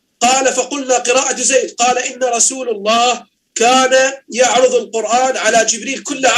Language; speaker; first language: Arabic; native; Arabic